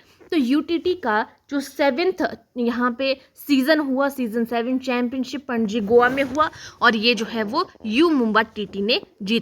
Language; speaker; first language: Hindi; native; Hindi